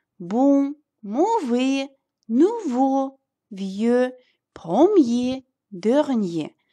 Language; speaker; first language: French; non-native, fluent; Russian